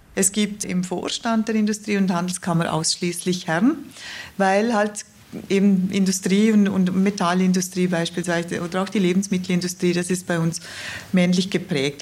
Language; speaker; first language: German; native; German